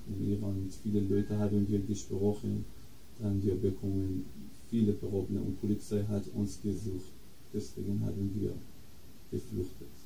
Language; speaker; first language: German; non-native, learner; Persian